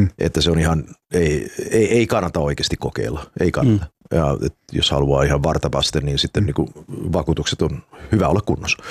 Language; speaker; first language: Finnish; early bilingual, heritage; Finnish